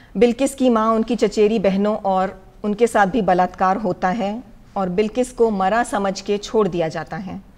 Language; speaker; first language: Hindi; native; Hindi